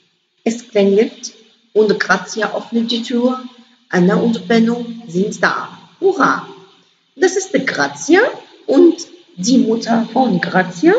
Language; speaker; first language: German; non-native, learner; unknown